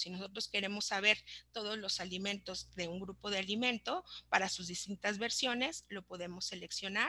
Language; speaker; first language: Spanish; native; Spanish